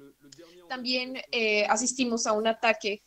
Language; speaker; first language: Spanish; non-native, fluent; French